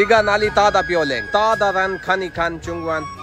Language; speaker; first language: Chinese; non-native, learner; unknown